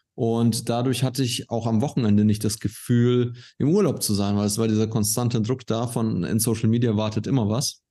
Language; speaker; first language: German; native; German